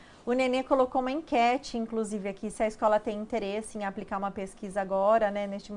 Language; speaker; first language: Portuguese; native; Portuguese